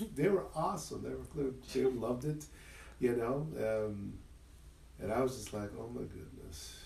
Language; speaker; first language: English; early bilingual, other home language; Spanish